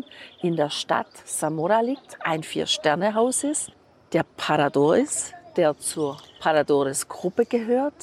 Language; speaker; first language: German; native; German